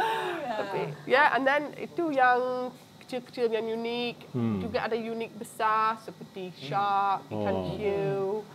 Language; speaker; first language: Indonesian; non-native, fluent; English